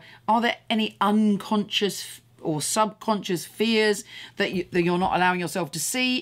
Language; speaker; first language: English; native; English